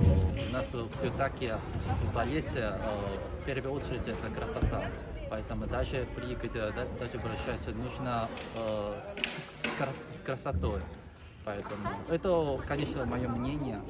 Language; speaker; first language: Russian; non-native, fluent; Korean